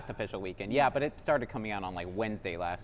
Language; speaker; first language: English; native; English